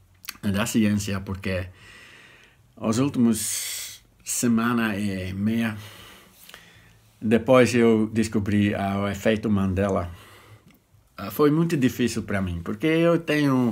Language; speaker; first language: Portuguese; non-native, fluent; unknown